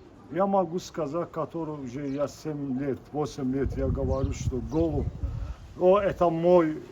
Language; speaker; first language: Russian; non-native, local second language; Azerbaijani